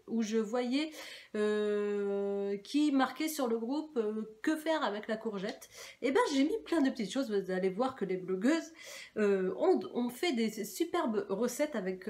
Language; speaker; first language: French; native; French